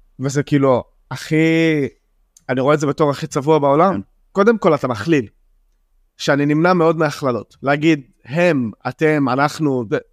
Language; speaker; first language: Hebrew; non-native, local second language; Arabic